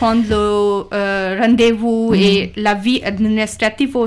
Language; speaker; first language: French; non-native, learner; Urdu